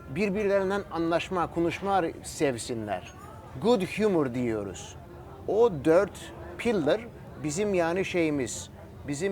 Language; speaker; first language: Turkish; early bilingual, heritage; Turkish